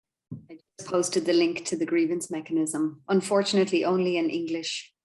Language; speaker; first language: English; non-native, fluent; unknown